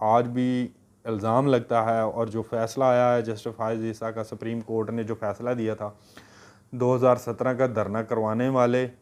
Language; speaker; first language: Urdu; non-native, local second language; Punjabi